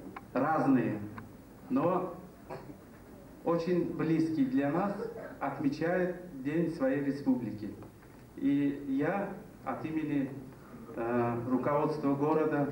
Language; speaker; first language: Russian; non-native, local second language; Tajik